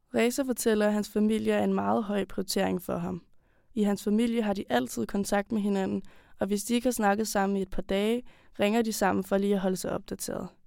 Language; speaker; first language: Danish; native; Danish